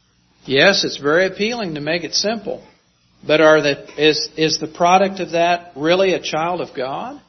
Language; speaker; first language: English; native; English